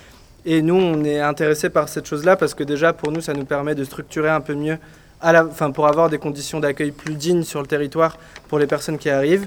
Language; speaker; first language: French; native; French